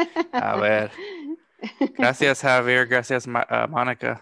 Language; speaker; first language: Spanish; non-native, learner; English